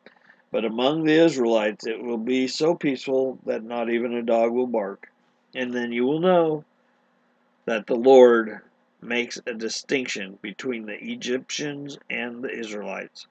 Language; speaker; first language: English; native; English